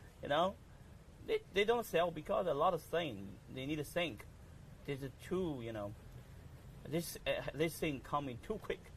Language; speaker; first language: English; non-native, learner; Chinese